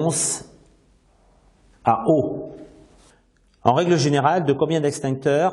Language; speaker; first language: French; native; French